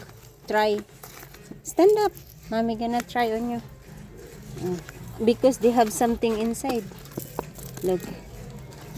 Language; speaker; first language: English; non-native, local second language; Filipino